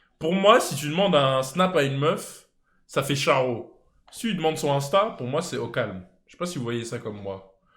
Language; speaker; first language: French; native; French